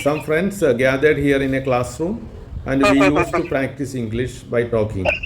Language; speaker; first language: English; non-native, local second language; Malayalam